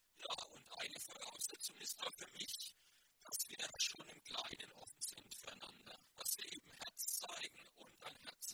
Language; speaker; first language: German; native; German